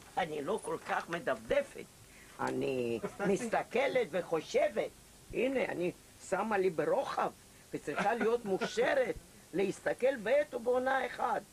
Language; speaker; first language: Hebrew; non-native, fluent; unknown